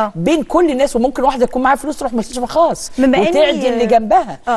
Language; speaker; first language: Arabic; native; Arabic